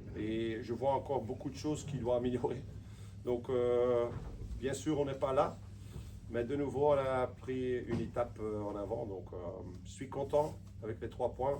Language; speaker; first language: French; non-native, local second language; Dutch